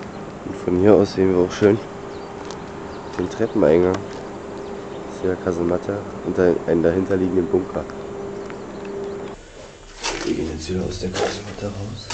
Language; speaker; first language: German; native; German